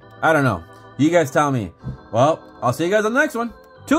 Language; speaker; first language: English; native; English